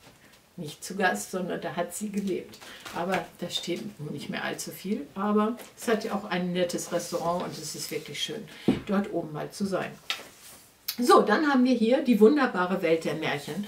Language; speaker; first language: German; native; German